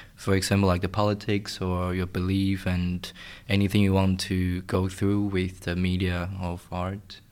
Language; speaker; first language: English; non-native, fluent; Chinese